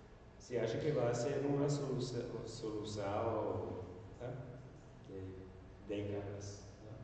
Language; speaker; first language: Portuguese; non-native, learner; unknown